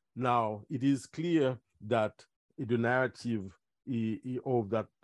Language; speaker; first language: English; non-native, fluent; Haitian Creole